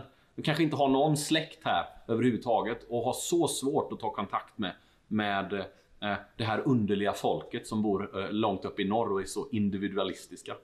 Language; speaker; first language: Swedish; native; Swedish